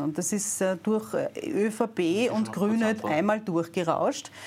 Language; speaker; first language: German; native; German